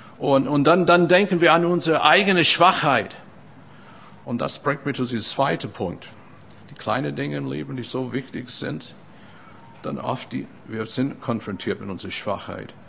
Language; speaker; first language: German; non-native, fluent; English